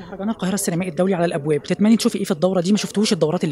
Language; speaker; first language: Arabic; native; Arabic